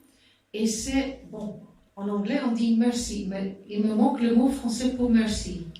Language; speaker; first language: French; non-native, fluent; German